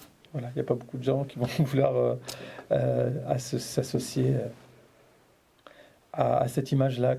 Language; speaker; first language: French; native; French